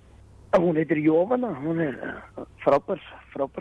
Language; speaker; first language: Icelandic; native; Icelandic